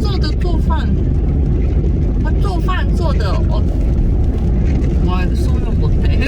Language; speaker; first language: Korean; non-native, fluent; Chinese